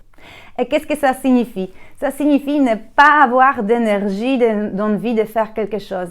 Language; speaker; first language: French; non-native, learner; Polish